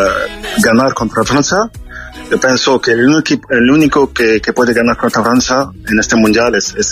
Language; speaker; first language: Spanish; non-native, fluent; French